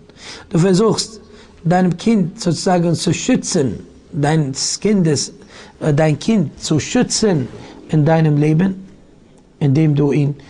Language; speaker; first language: German; non-native, fluent; Arabic